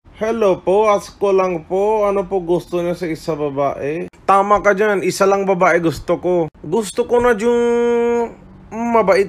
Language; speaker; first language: Filipino; non-native, fluent; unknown